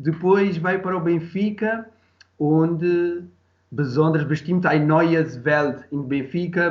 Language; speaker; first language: German; non-native, learner; Portuguese